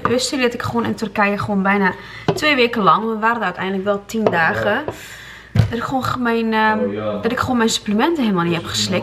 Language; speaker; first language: Dutch; native; Dutch